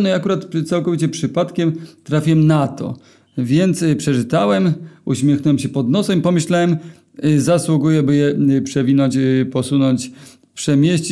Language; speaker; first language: Polish; native; Polish